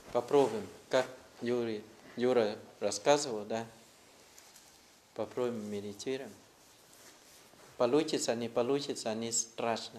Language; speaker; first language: Russian; non-native, learner; Thai